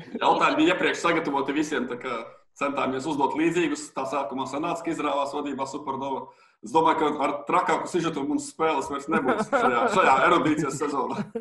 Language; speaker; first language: Latvian; non-native, local second language; Russian